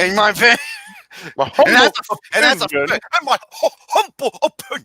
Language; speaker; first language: English; native; English